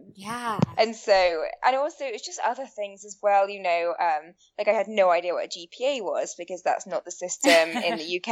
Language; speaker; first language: English; native; English